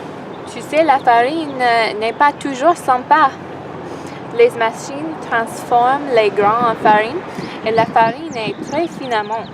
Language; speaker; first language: French; non-native, learner; English